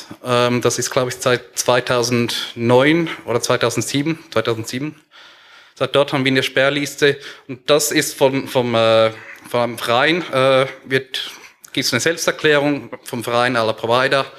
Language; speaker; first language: German; native; German